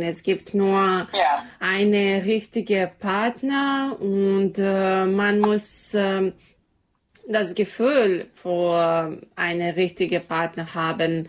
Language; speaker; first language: German; non-native, learner; Serbian